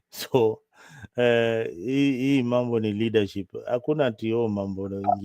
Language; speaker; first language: Swahili; non-native, local second language; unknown